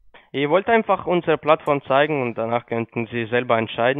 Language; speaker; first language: German; non-native, fluent; Polish